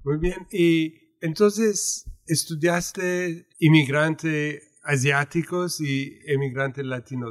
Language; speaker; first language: Spanish; non-native, fluent; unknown